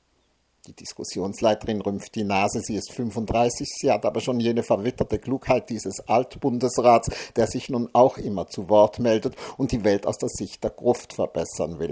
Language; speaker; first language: German; native; German